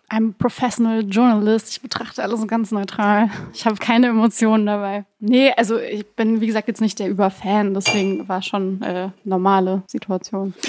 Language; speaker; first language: German; early bilingual, other home language; Persian